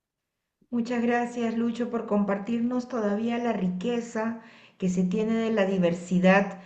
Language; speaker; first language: Spanish; native; Spanish